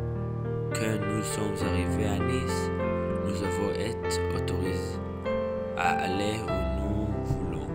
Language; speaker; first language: French; non-native, learner; English